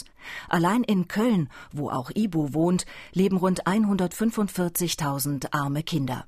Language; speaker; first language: German; native; German